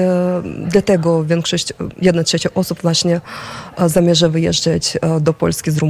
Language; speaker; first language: Polish; non-native, fluent; Ukrainian